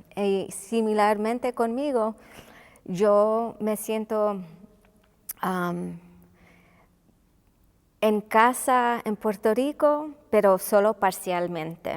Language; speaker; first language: Spanish; non-native, local second language; English